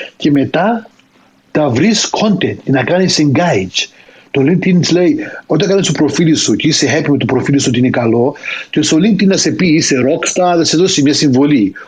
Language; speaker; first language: Greek; early bilingual, heritage; Greek